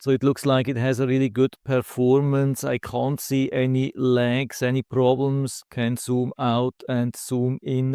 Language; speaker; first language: English; non-native, fluent; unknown